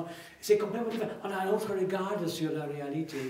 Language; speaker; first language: French; non-native, fluent; English